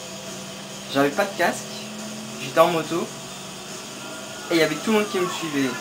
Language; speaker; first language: French; native; French